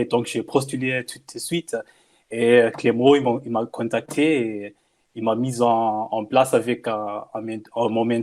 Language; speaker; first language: French; non-native, fluent; English